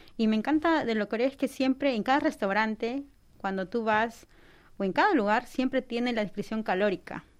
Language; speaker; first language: Spanish; native; Spanish